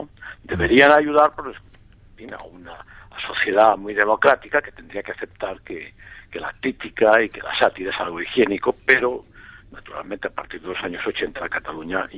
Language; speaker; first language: Spanish; native; Spanish